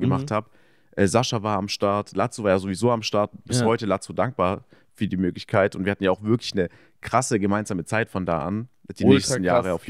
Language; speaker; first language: German; native; German